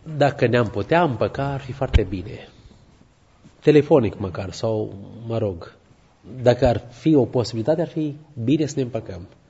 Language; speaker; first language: Romanian; native; Romanian